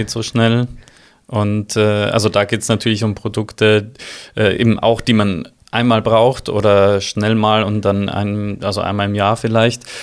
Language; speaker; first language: German; native; German